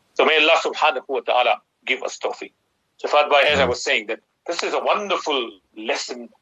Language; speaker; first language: English; native; English